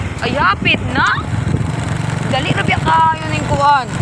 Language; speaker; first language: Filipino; non-native, local second language; Cebuano